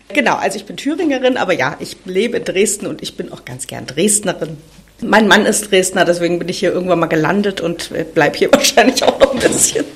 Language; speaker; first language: German; native; German